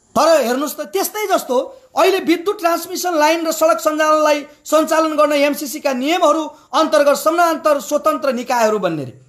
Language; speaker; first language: Nepali; native; Nepali